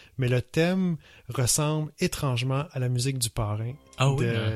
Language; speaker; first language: French; native; French